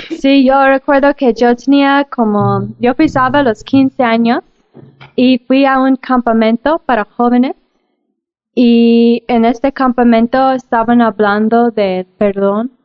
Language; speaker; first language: Spanish; non-native, fluent; English